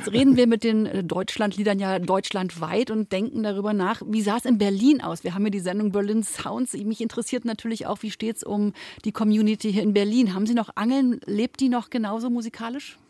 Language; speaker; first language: German; native; German